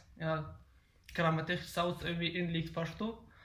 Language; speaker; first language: German; non-native, learner; Pashto